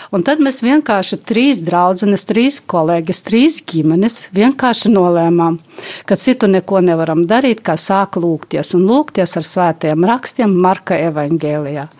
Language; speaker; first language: Latvian; native; Latvian